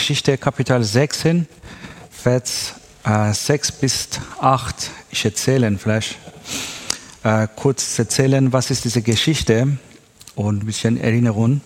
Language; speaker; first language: German; non-native, learner; Persian